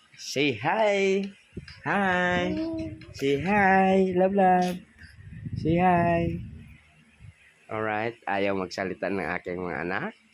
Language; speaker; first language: Filipino; non-native, local second language; Bikol